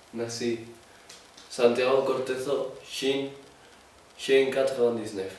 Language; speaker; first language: French; non-native, learner; Spanish